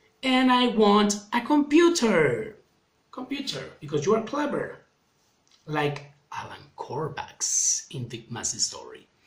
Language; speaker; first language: English; non-native, fluent; Spanish